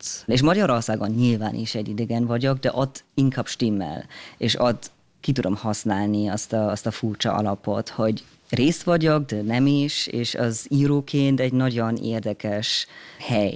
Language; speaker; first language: Hungarian; non-native, fluent; German